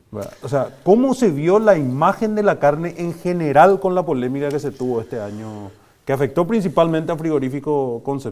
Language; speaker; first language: Spanish; native; Spanish